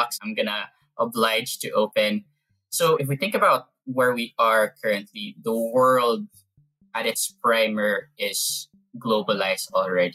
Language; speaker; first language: English; non-native, local second language; Filipino